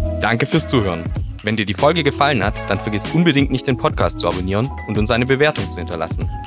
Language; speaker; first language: German; native; German